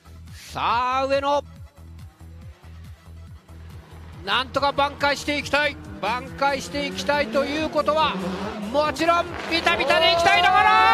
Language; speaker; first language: Japanese; native; Japanese